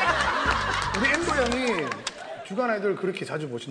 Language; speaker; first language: Korean; native; Korean